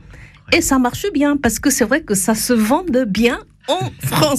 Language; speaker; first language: French; non-native, fluent; Japanese